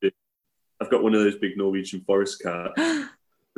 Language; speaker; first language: English; native; English